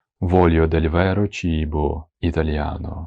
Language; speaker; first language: Italian; non-native, fluent; Ukrainian